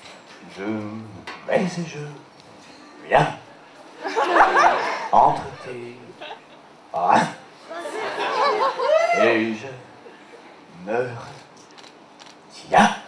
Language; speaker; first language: French; native; French